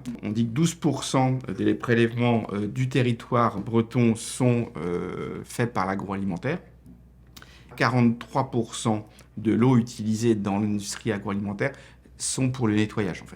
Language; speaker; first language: French; native; French